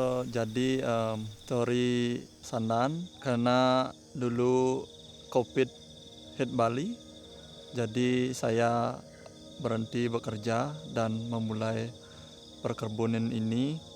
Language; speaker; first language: Indonesian; non-native, local second language; Balinese